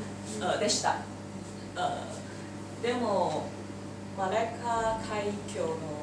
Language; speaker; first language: Japanese; non-native, learner; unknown